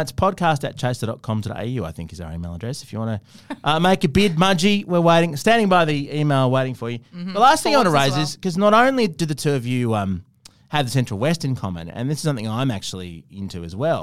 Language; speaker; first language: English; native; English